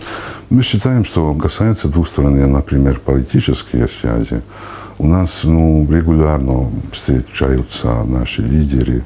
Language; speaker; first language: Russian; non-native, fluent; Hungarian